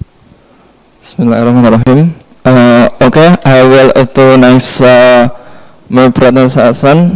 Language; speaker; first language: English; non-native, learner; Indonesian